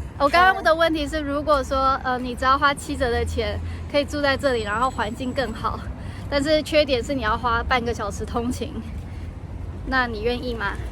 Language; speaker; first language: Chinese; native; Chinese